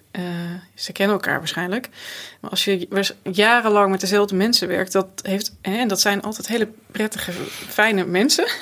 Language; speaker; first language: Dutch; native; Dutch